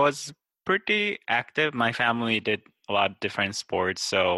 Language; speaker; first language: English; non-native, fluent; Japanese